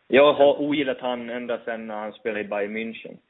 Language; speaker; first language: Swedish; native; Swedish